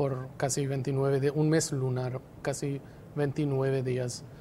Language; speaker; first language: Spanish; non-native, fluent; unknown